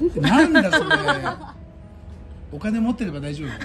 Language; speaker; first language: Japanese; native; Japanese